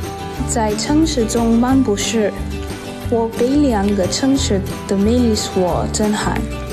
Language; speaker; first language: Chinese; non-native, fluent; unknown